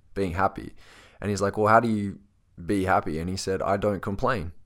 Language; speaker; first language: English; native; English